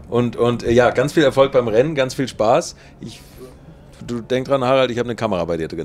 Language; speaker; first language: German; native; German